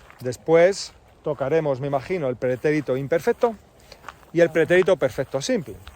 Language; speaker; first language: Spanish; native; Spanish